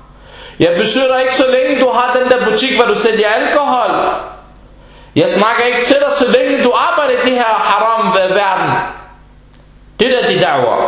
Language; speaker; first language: Danish; non-native, fluent; Arabic